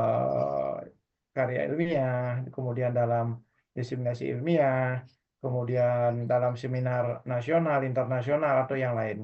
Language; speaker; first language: Indonesian; non-native, local second language; Balinese